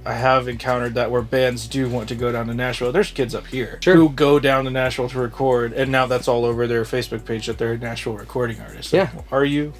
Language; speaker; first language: English; native; English